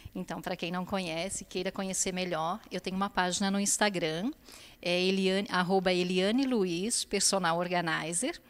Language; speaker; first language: Portuguese; native; Portuguese